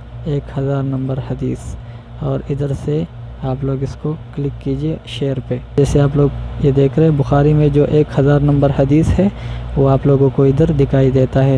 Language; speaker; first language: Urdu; non-native, local second language; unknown